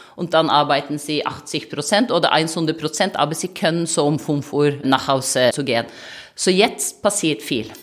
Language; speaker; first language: German; non-native, fluent; Norwegian